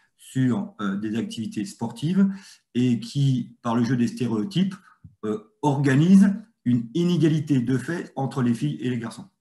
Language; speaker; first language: French; native; French